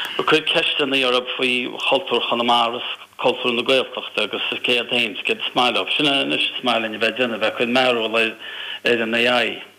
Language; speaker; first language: Irish; native; Irish